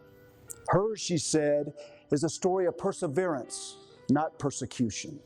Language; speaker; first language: English; native; English